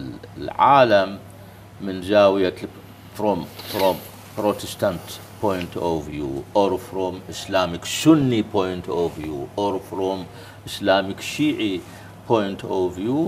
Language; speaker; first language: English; non-native, fluent; Arabic